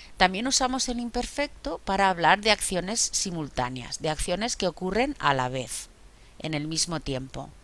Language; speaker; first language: Spanish; native; Spanish